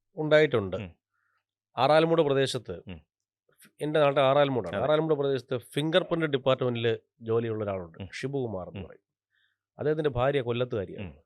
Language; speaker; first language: Malayalam; native; Malayalam